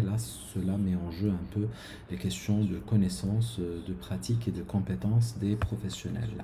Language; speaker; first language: French; non-native, local second language; Arabic